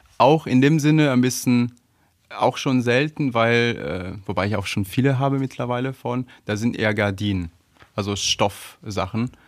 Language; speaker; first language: German; non-native, fluent; Italian